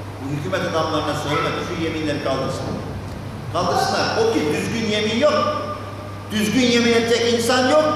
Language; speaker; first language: Turkish; non-native, fluent; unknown